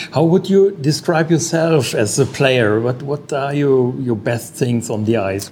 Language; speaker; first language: English; non-native, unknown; German